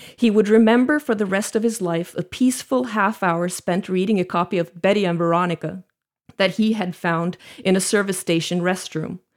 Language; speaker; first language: English; non-native, fluent; Norwegian